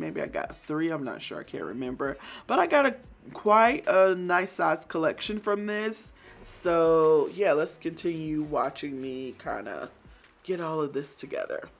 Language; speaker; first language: English; native; English